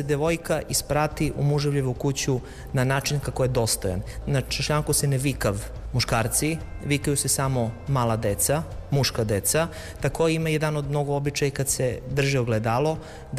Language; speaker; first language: Serbian; native; Serbian